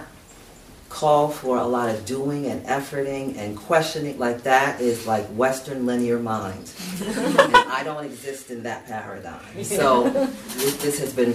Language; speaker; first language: English; native; English